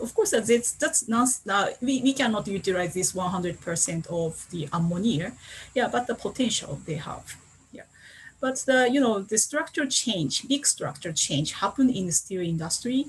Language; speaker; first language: English; non-native, fluent; Japanese